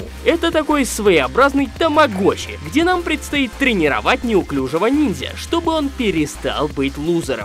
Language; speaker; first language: Russian; native; Russian